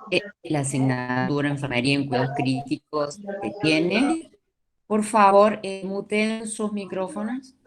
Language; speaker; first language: Spanish; native; Spanish